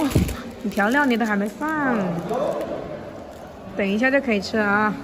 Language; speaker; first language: Chinese; native; Chinese